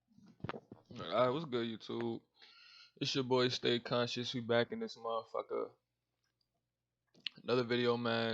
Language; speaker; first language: English; native; English